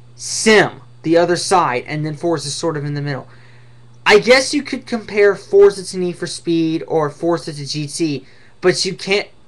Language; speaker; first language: English; native; English